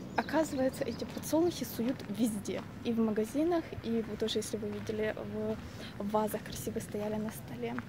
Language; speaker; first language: Russian; native; Russian